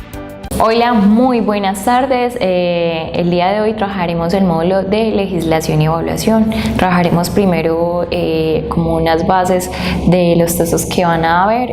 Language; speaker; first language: Spanish; native; Spanish